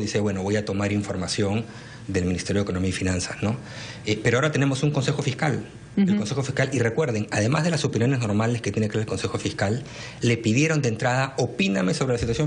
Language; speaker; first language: Spanish; native; Spanish